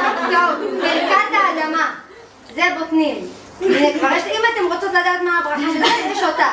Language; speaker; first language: Hebrew; native; Hebrew